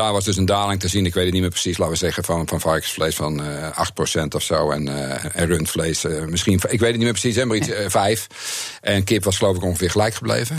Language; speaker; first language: Dutch; native; Dutch